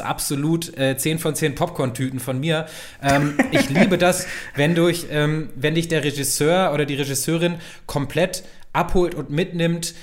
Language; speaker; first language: German; native; German